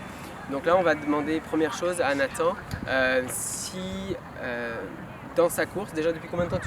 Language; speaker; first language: French; native; French